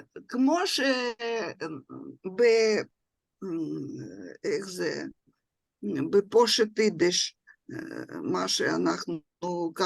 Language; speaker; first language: Hebrew; non-native, fluent; Russian